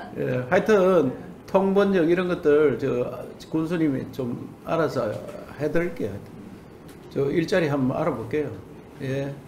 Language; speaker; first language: Korean; native; Korean